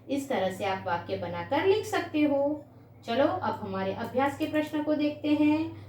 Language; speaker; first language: Hindi; non-native, local second language; Gujarati